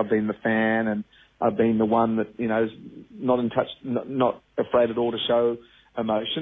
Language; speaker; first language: English; native; English